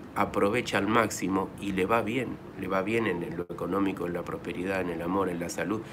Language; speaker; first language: Spanish; native; Spanish